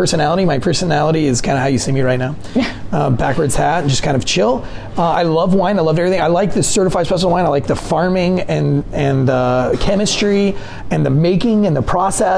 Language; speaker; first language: English; native; English